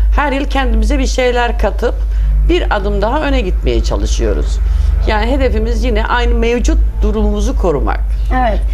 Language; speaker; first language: Turkish; native; Turkish